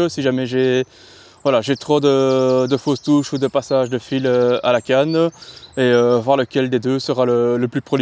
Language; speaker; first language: French; native; French